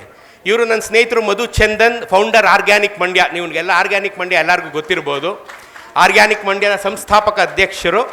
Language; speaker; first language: Kannada; native; Kannada